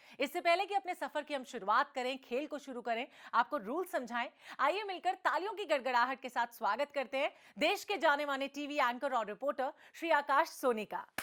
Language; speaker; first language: Hindi; native; Hindi